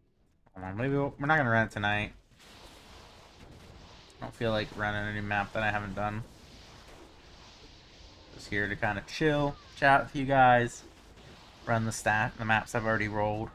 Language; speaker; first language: English; native; English